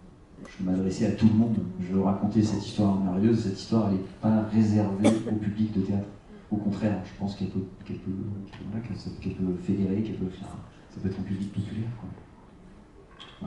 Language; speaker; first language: French; native; French